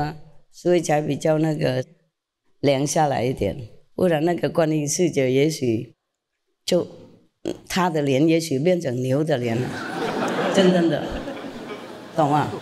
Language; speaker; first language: Chinese; non-native, fluent; Vietnamese